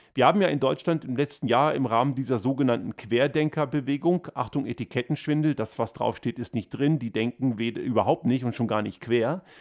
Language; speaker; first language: German; early bilingual, other home language; Croatian